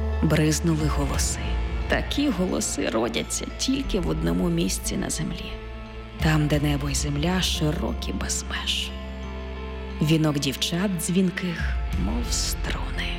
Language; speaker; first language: Ukrainian; native; Ukrainian